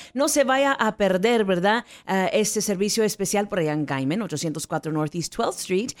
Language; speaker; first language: Spanish; early bilingual, heritage; Spanish